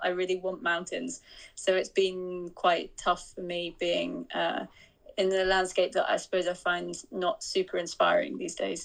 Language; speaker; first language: English; native; English